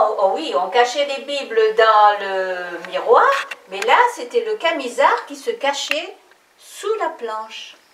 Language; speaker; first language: French; native; French